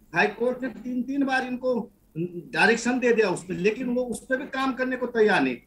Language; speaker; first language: Hindi; native; Hindi